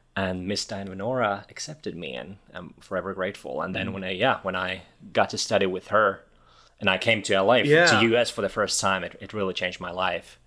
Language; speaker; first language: English; non-native, fluent; Finnish